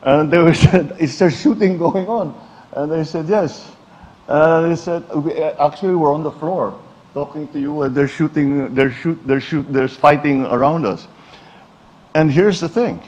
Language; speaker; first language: English; non-native, local second language; Filipino